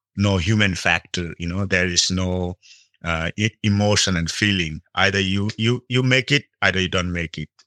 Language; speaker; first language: English; non-native, local second language; Nepali